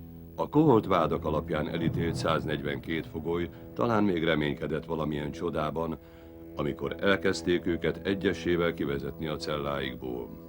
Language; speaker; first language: Hungarian; native; Hungarian